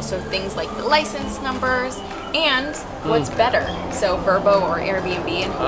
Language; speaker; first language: English; native; English